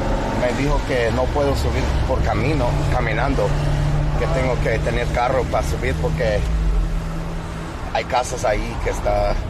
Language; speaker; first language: Spanish; non-native, learner; English